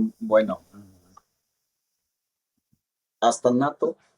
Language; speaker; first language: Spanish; non-native, local second language; Shipibo-Conibo